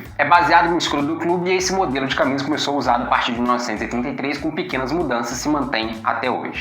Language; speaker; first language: Portuguese; native; Portuguese